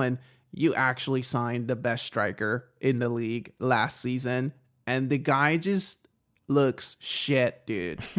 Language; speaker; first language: English; native; English